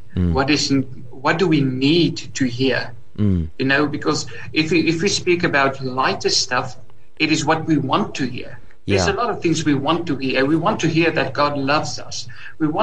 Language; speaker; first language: English; non-native, local second language; Afrikaans